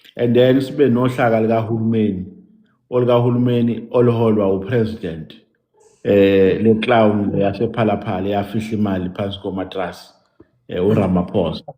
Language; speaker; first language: Zulu; native; Zulu